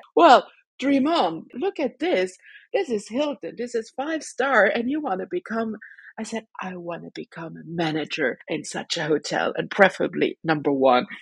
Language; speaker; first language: English; non-native, fluent; Luxembourgish